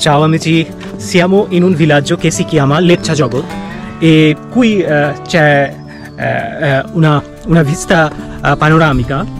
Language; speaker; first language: Italian; non-native, fluent; Bangla